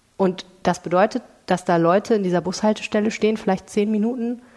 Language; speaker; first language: German; native; German